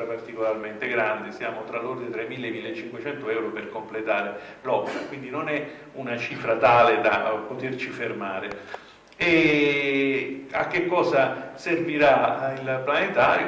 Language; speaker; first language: Italian; native; Italian